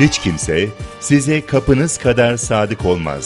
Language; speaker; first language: Turkish; native; Turkish